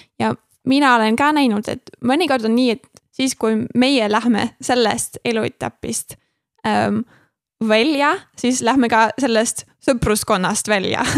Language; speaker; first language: Estonian; non-native, fluent; German